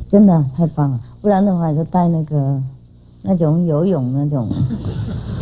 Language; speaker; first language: Chinese; non-native, fluent; Vietnamese